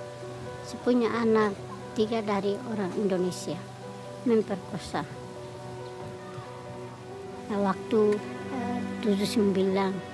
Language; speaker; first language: Indonesian; non-native, local second language; Tetum